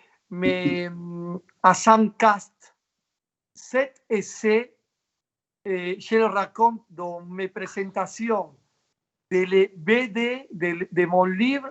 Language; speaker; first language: French; non-native, fluent; Spanish